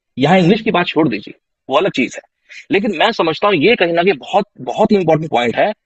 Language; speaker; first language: Hindi; non-native, local second language; Punjabi